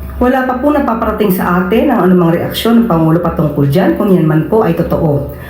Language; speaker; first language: Filipino; native; Filipino